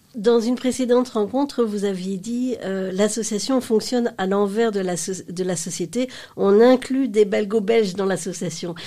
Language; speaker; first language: French; native; French